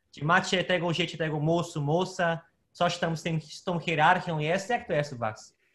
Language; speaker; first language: Polish; non-native, fluent; Portuguese